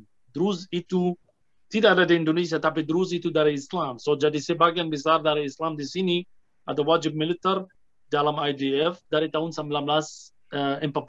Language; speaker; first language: Indonesian; non-native, fluent; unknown